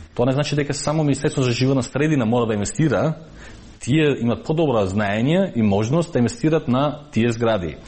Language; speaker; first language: Macedonian; non-native, local second language; Albanian